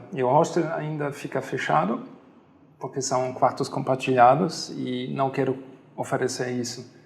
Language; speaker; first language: Portuguese; non-native, fluent; German